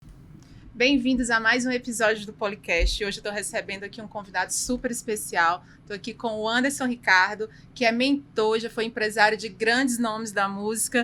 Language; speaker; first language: Portuguese; native; Portuguese